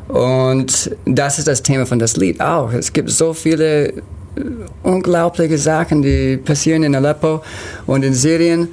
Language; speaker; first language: German; non-native, learner; English